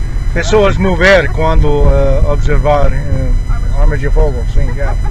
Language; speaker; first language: Portuguese; non-native, learner; English